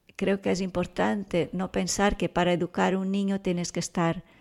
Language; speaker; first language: Spanish; non-native, fluent; Portuguese